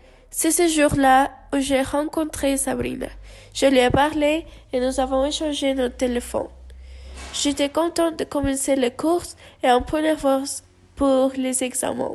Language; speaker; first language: French; non-native, learner; Spanish